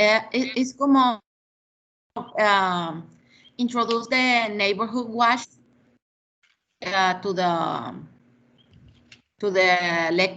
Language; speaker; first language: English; non-native, learner; Spanish